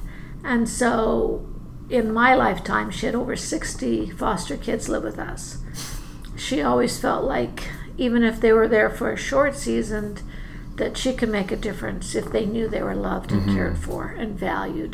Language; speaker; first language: English; native; English